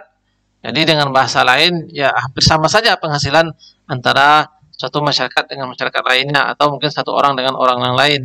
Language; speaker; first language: Indonesian; native; Indonesian